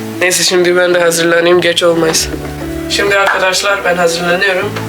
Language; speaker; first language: Turkish; non-native, fluent; Urdu